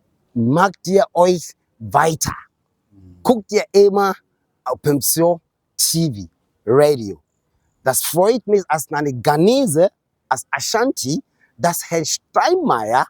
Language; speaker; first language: German; non-native, fluent; Akan